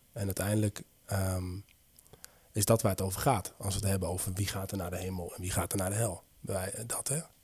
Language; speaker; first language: Dutch; native; Dutch